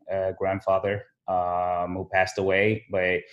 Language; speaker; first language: English; early bilingual, other home language; Somali